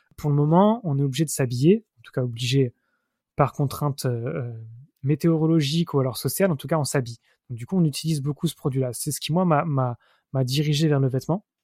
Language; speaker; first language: French; native; French